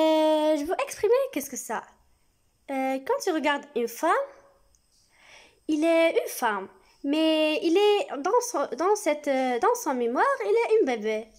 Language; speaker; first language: French; non-native, learner; Arabic